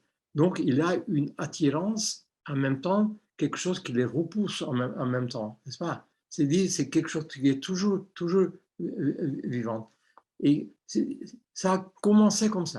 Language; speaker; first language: French; non-native, fluent; Armenian